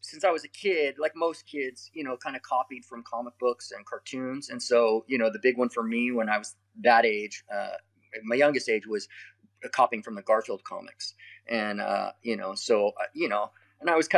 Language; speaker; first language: English; native; English